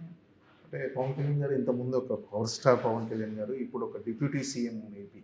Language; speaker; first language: Telugu; native; Telugu